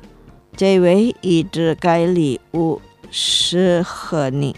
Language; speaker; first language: Chinese; non-native, learner; Indonesian